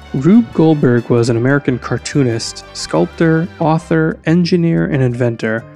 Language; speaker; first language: English; native; English